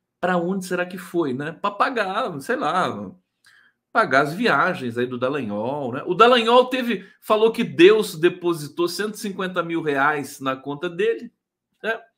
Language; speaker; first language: Portuguese; native; Portuguese